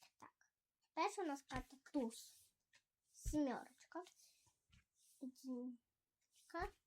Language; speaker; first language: Ukrainian; non-native, local second language; Russian